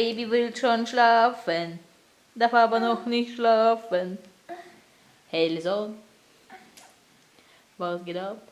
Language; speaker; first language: German; native; German